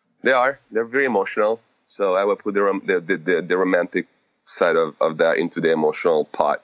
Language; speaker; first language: English; non-native, fluent; Italian